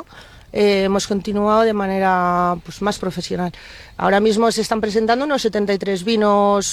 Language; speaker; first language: Spanish; native; Spanish